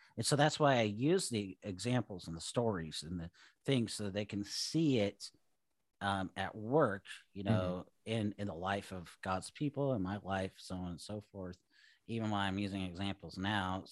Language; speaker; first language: English; native; English